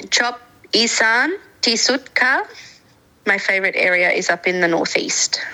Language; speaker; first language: English; native; English